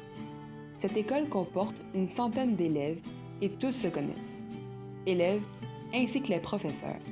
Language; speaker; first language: French; native; French